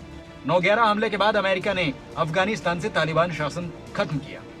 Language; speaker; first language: Hindi; native; Hindi